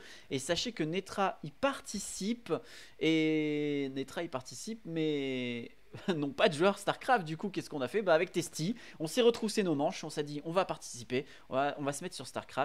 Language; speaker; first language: French; native; French